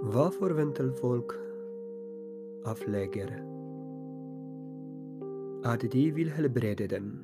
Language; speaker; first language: Norwegian; non-native, fluent; Polish